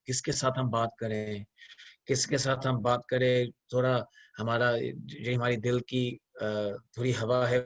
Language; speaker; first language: Hindi; early bilingual, other home language; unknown